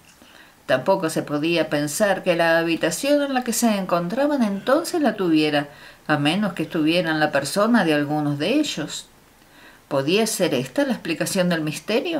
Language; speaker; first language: Spanish; native; Spanish